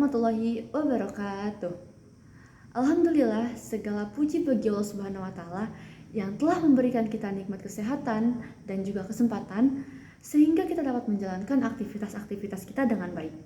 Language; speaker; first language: Indonesian; native; Indonesian